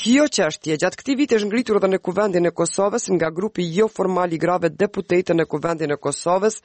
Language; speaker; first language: Albanian; native; Albanian